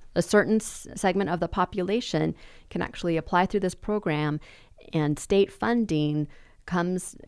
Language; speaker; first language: English; native; English